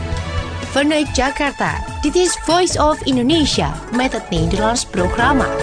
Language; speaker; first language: Dutch; non-native, fluent; Indonesian